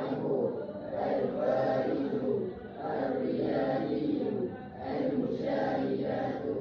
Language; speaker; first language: Arabic; non-native, fluent; Malay